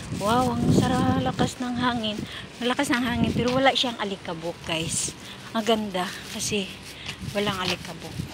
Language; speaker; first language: Filipino; non-native, local second language; Cebuano